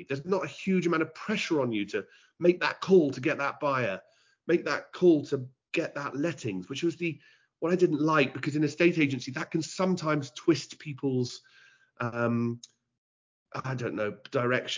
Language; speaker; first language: English; native; English